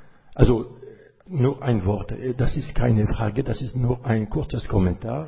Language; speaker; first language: German; non-native, fluent; French